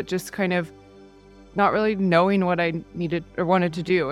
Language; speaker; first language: English; native; English